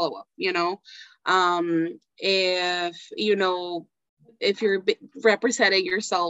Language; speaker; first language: English; non-native, fluent; Spanish